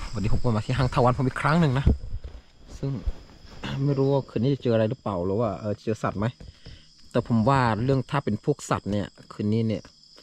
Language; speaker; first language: Thai; non-native, local second language; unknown